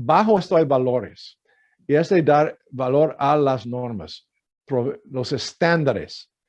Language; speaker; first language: Spanish; non-native, fluent; English